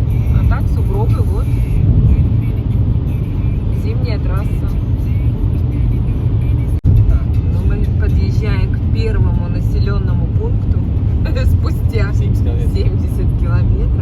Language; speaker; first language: Russian; native; Russian